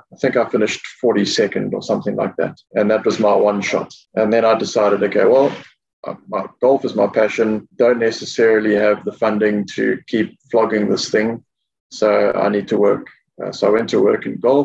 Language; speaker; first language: English; native; English